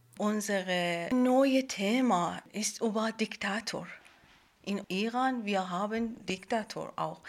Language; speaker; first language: German; non-native, learner; Persian